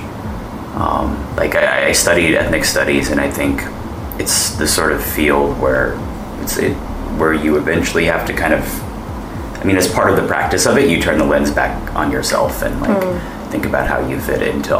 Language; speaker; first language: English; native; English